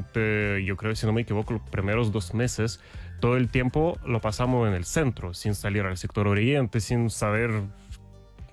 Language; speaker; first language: Spanish; non-native, fluent; Russian